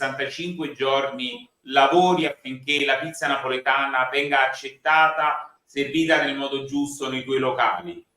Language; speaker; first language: Italian; native; Italian